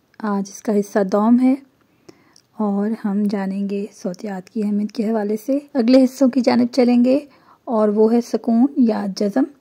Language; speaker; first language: Urdu; native; Urdu